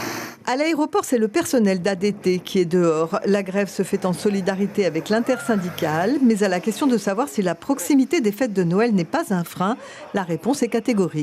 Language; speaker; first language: French; native; French